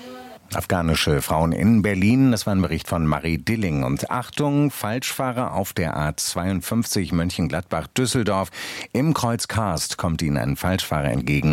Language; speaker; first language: German; native; German